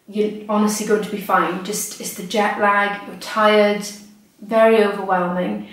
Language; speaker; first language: English; native; English